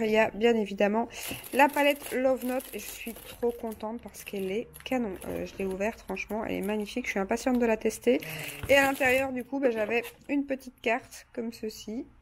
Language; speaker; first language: French; native; French